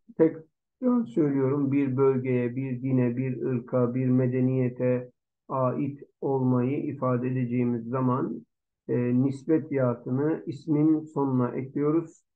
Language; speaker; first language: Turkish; native; Turkish